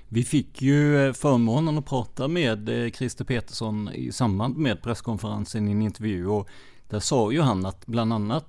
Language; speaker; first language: Swedish; native; Swedish